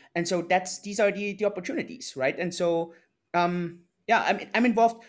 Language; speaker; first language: English; non-native, fluent; German